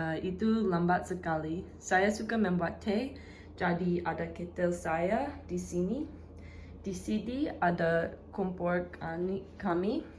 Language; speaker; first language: Indonesian; non-native, learner; English